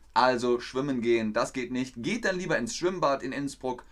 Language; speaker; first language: German; native; German